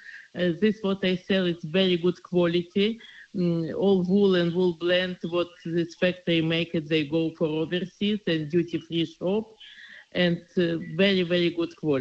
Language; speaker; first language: English; non-native, learner; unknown